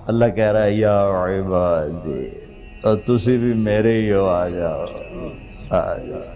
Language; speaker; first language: Urdu; non-native, local second language; Punjabi